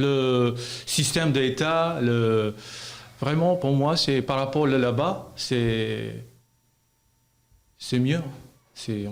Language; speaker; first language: French; non-native, learner; Albanian